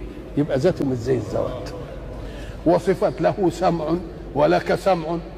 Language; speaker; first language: Arabic; native; Arabic